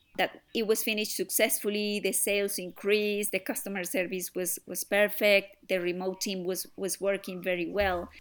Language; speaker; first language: English; non-native, fluent; Spanish